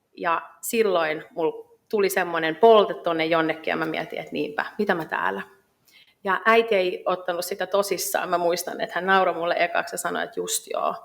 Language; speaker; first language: Finnish; native; Finnish